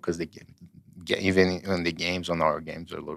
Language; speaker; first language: English; non-native, fluent; Portuguese